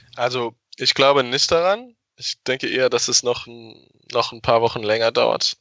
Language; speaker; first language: German; non-native, local second language; Luxembourgish